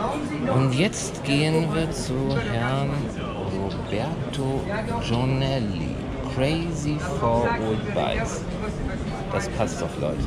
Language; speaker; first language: German; native; German